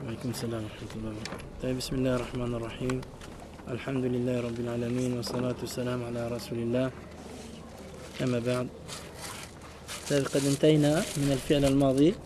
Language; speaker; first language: Arabic; non-native, fluent; French